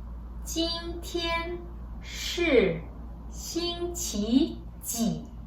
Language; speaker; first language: Chinese; non-native, fluent; English